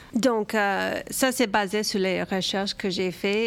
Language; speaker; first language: French; early bilingual, other home language; Romanian